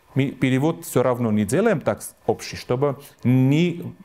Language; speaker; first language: Russian; non-native, local second language; Armenian